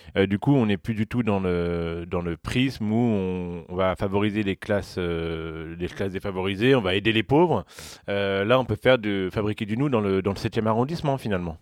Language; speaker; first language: French; native; French